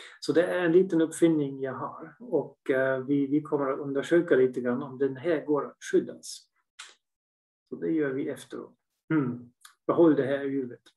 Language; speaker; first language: Swedish; non-native, fluent; German